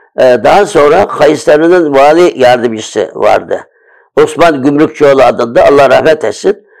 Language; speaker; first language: Turkish; early bilingual, other home language; Uyghur